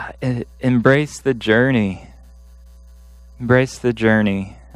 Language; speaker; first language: English; native; English